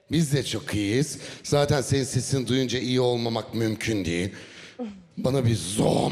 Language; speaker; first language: Turkish; native; Turkish